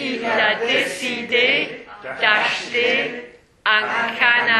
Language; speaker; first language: French; non-native, learner; English